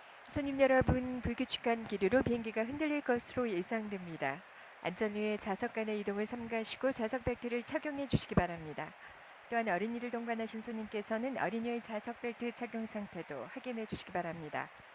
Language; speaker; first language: Korean; native; Korean